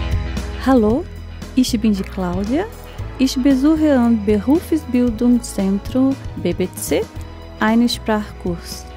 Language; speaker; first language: German; non-native, fluent; Portuguese